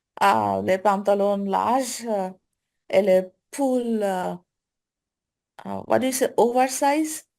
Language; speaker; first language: French; non-native, learner; English